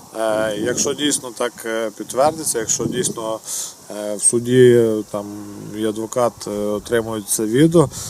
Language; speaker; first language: Ukrainian; native; Ukrainian